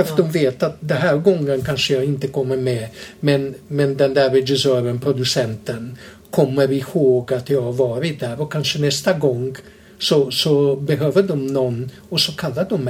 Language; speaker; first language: Swedish; non-native, fluent; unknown